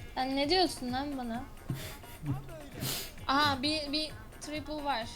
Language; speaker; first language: Turkish; non-native, fluent; Arabic